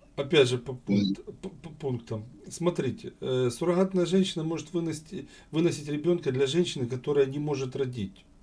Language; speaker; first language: Russian; native; Russian